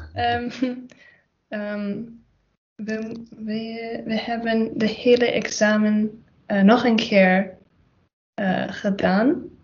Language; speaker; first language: Dutch; non-native, learner; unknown